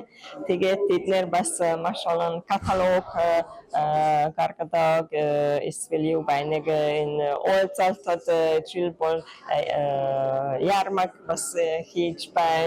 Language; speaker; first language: Mongolian; non-native, fluent; Hungarian